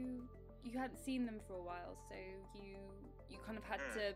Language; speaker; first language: English; native; English